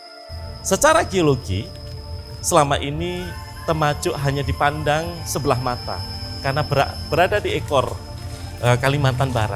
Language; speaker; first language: Indonesian; native; Indonesian